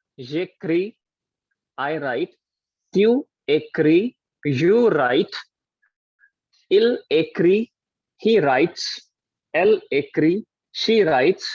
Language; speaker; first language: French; non-native, learner; Hindi